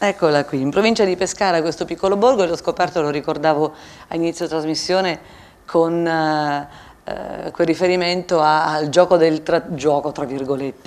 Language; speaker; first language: Italian; native; Italian